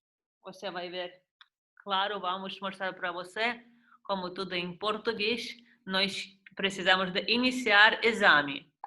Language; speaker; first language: Portuguese; non-native, fluent; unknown